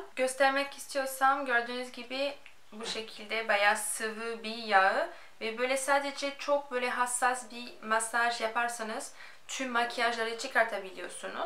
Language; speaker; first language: Turkish; non-native, fluent; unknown